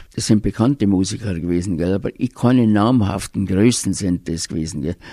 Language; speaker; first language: German; native; German